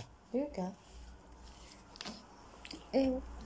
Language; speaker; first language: French; native; French